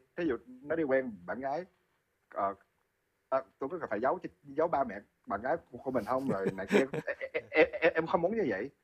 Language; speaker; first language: Vietnamese; early bilingual, heritage; Vietnamese